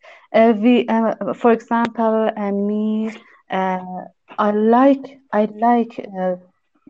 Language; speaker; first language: English; non-native, learner; Persian